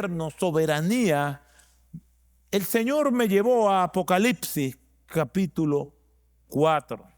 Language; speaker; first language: Spanish; native; Spanish